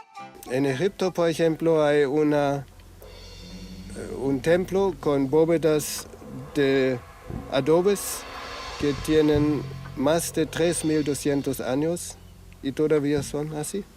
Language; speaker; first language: Spanish; non-native, fluent; German